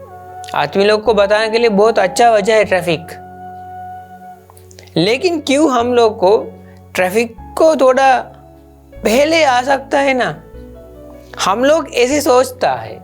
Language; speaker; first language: Hindi; non-native, local second language; Sinhala